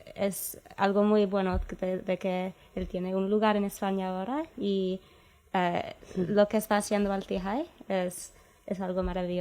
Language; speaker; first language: Spanish; non-native, fluent; English